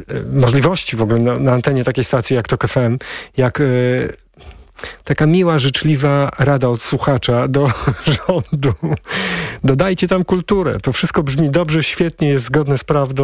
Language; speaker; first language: Polish; native; Polish